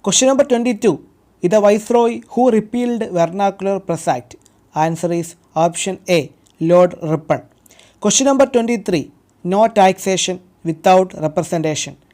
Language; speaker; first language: English; non-native, local second language; Malayalam